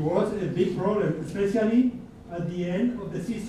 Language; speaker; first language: English; non-native, fluent; Spanish